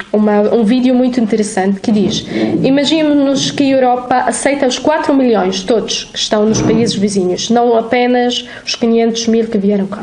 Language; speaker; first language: Portuguese; non-native, fluent; Arabic